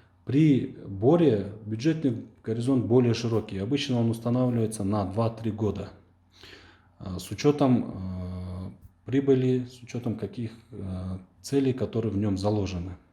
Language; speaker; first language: Russian; non-native, local second language; Kyrgyz